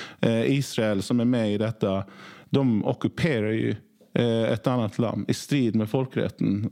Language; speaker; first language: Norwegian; early bilingual, other home language; Swedish